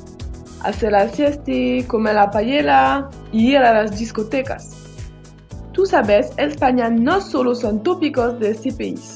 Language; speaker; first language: Spanish; non-native, learner; French